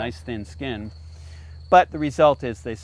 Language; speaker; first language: English; native; English